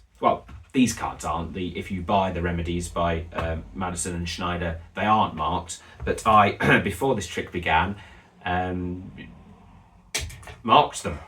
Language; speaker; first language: English; native; English